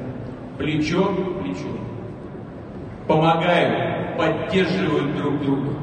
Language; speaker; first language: Russian; native; Russian